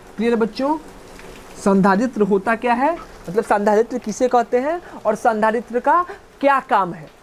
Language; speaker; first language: Hindi; native; Hindi